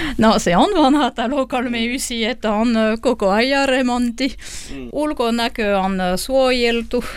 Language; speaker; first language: Finnish; non-native, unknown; French